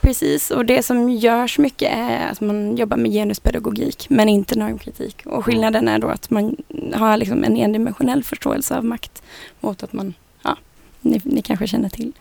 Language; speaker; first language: Swedish; native; Swedish